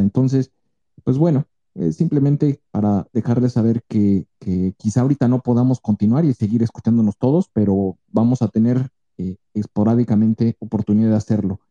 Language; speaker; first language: Spanish; native; Spanish